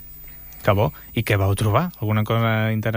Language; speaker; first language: Catalan; native; Catalan